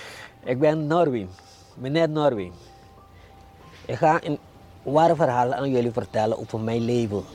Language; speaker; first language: Dutch; non-native, fluent; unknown